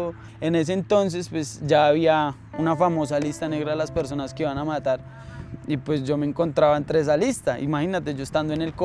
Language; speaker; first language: Spanish; native; Spanish